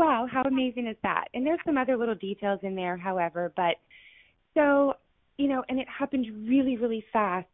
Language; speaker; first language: English; native; English